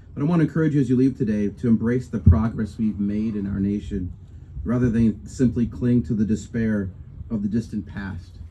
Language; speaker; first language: English; native; English